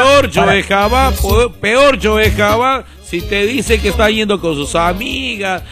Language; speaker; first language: Spanish; native; Spanish